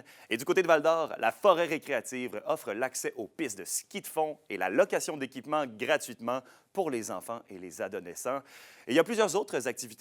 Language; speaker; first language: French; native; French